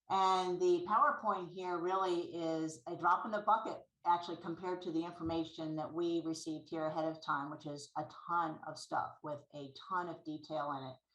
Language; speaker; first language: English; native; English